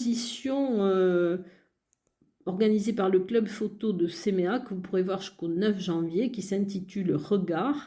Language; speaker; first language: French; native; French